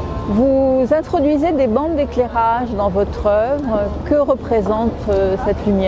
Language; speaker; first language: French; native; French